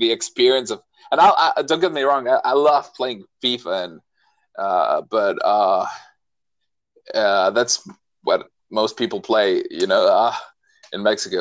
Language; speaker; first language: English; non-native, fluent; Spanish